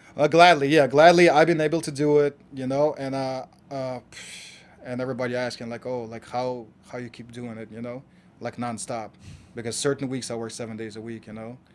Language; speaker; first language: English; non-native, fluent; Kazakh